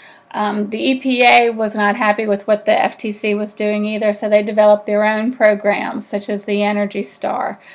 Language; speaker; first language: English; native; English